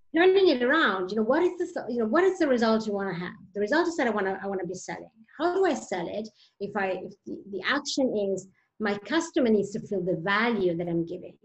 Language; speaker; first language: English; non-native, fluent; Italian